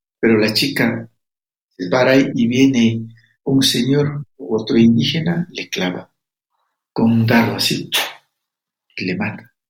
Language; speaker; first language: Spanish; non-native, local second language; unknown